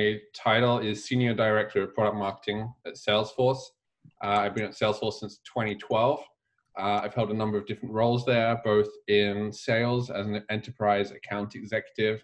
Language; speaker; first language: English; native; English